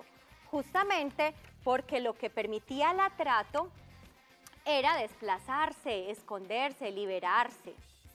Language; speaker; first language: Spanish; native; Spanish